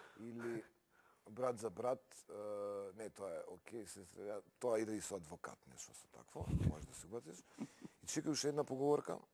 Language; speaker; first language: Macedonian; native; Macedonian